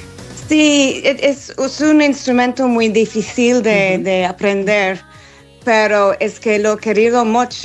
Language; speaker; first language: Spanish; non-native, learner; English